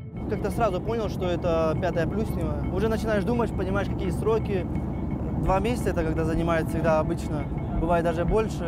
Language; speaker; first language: Russian; native; Russian